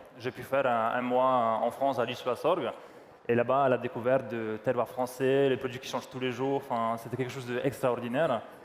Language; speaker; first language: French; non-native, fluent; Polish